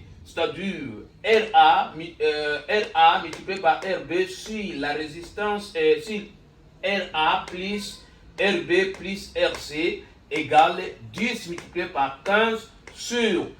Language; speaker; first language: French; non-native, learner; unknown